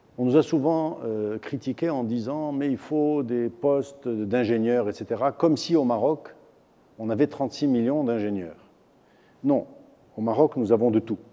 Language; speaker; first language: French; non-native, local second language; Arabic